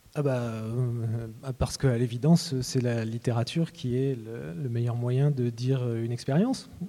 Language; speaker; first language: French; native; French